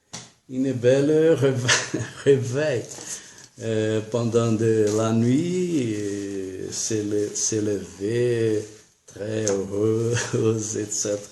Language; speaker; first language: French; non-native, learner; Portuguese